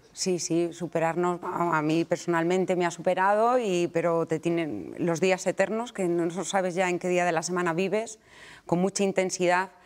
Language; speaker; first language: Spanish; native; Spanish